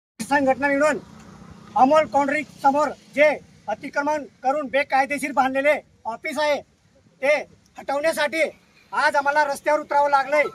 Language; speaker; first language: Marathi; non-native, local second language; Bhili